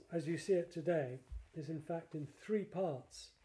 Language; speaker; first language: English; native; English